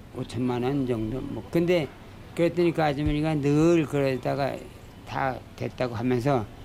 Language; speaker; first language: Korean; native; Korean